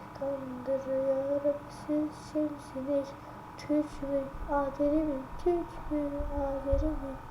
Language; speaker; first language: Turkish; non-native, learner; Azerbaijani